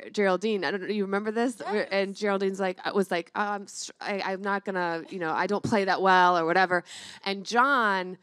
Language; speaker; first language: English; native; English